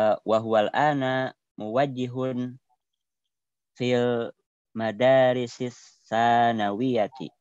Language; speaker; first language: Arabic; non-native, learner; Indonesian